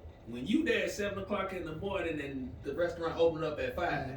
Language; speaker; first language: English; native; English